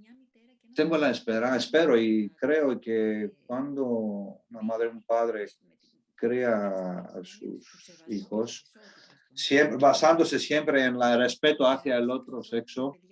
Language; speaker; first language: Spanish; non-native, fluent; Greek